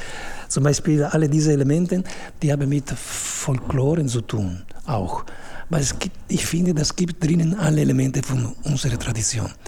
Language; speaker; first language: German; non-native, fluent; Italian